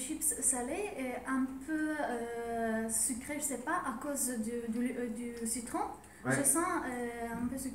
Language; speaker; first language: French; non-native, fluent; Ukrainian